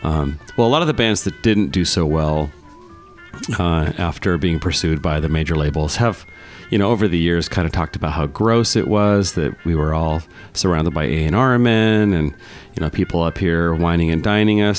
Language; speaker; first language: English; native; English